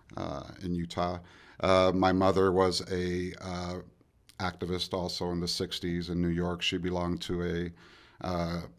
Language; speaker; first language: English; early bilingual, other home language; Spanish